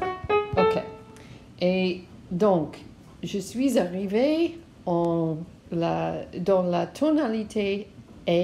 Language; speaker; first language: French; non-native, learner; English